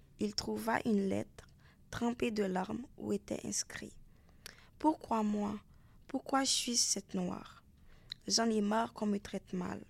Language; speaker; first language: French; non-native, local second language; Haitian Creole